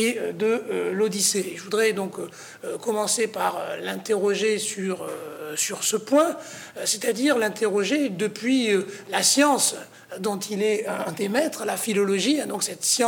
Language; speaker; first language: French; native; French